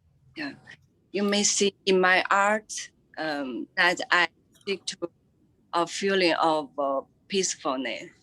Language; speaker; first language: English; non-native, fluent; Chinese